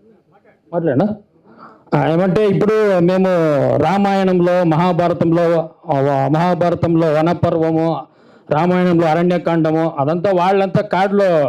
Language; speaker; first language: Telugu; non-native, learner; Kannada